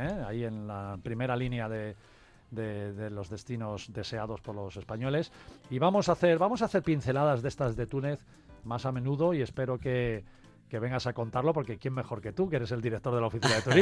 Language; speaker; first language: Spanish; native; Spanish